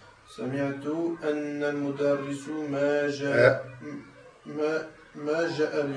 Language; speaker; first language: Arabic; non-native, learner; French